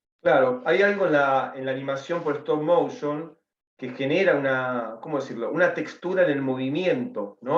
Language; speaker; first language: Spanish; native; Spanish